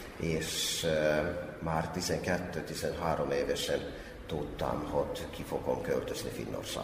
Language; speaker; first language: Hungarian; non-native, fluent; Finnish